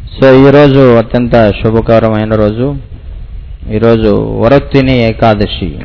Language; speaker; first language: Telugu; non-native, fluent; Hindi